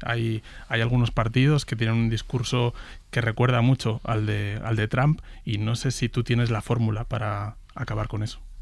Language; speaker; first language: Spanish; native; Spanish